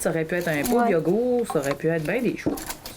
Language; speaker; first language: French; native; French